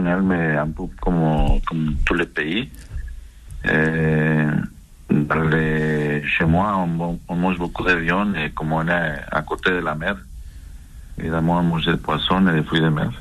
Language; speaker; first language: French; non-native, learner; Spanish